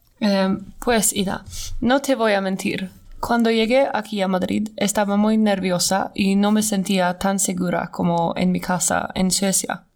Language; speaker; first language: Spanish; non-native, learner; Swedish